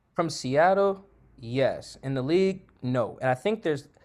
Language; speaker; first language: English; native; English